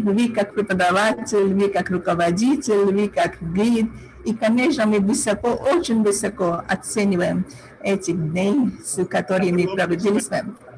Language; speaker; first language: Russian; non-native, fluent; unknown